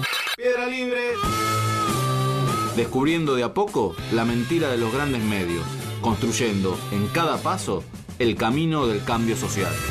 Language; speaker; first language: Spanish; native; Spanish